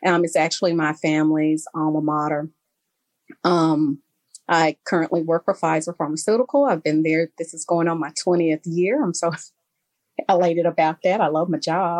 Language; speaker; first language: English; native; English